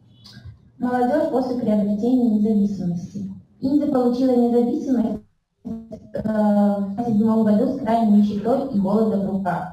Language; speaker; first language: Russian; native; Russian